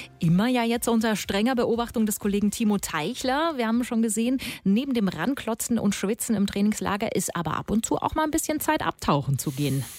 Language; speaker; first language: German; native; German